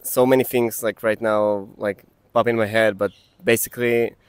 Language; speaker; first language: English; non-native, fluent; Hebrew